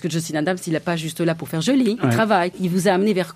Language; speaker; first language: French; native; French